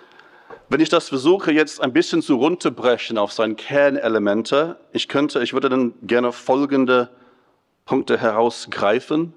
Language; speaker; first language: German; non-native, fluent; English